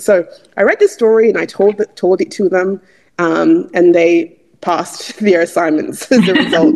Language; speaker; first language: English; non-native, local second language; Igbo